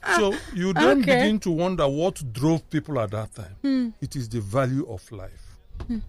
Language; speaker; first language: English; non-native, local second language; Igbo